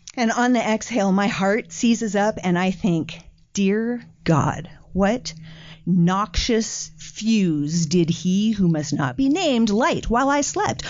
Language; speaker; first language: English; native; English